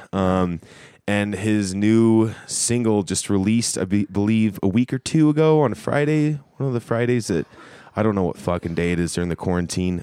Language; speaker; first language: English; native; English